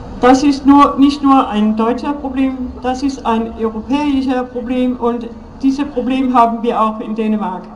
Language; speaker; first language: German; non-native, learner; Danish